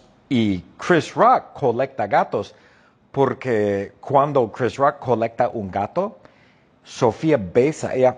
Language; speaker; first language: Spanish; non-native, fluent; English